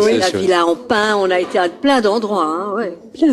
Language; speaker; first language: French; native; French